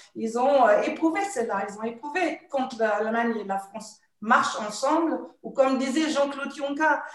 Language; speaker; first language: French; non-native, fluent; German